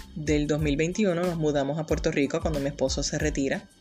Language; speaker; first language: Spanish; early bilingual, heritage; Spanish